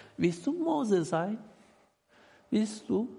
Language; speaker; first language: German; non-native, learner; Persian